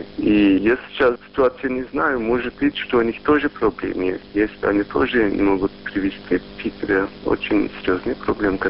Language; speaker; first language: Russian; non-native, learner; Turkish